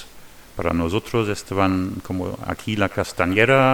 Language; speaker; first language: Spanish; non-native, learner; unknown